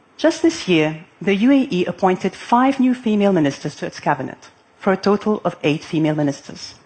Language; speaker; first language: English; non-native, fluent; Arabic